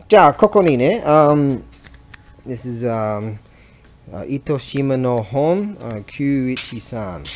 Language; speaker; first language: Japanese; non-native, learner; English